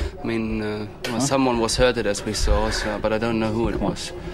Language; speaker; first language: English; non-native, fluent; German